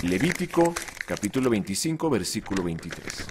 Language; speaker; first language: Spanish; native; Spanish